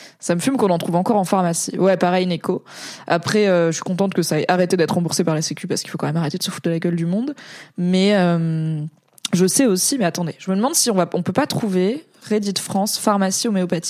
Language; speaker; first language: French; native; French